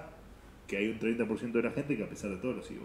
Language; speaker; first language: Spanish; native; Spanish